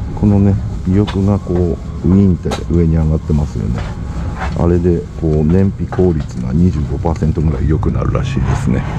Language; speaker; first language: Japanese; native; Japanese